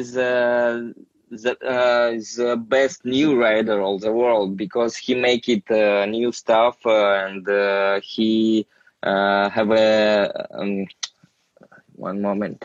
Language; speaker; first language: English; non-native, learner; Russian